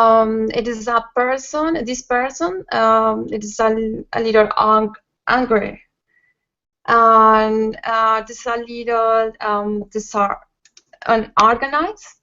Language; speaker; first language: English; non-native, learner; Spanish